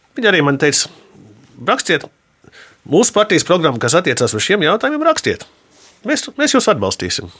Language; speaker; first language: Latvian; early bilingual, heritage; Latvian